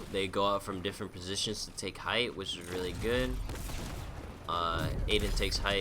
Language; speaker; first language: English; native; English